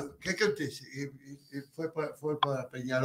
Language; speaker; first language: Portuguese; non-native, learner; Spanish